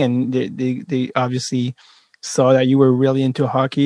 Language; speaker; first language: English; non-native, fluent; French